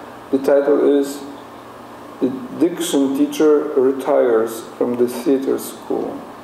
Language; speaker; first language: English; non-native, fluent; Polish